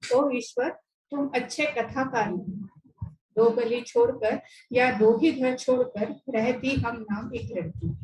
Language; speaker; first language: Hindi; non-native, local second language; Marathi